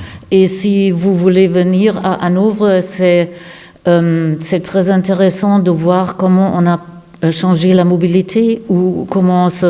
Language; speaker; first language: French; non-native, learner; German